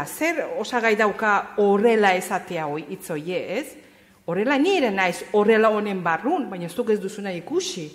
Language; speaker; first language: Basque; non-native, fluent; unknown